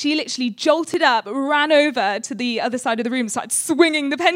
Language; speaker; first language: English; native; English